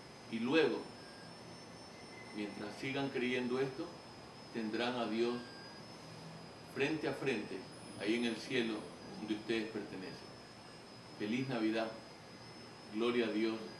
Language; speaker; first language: Spanish; native; Spanish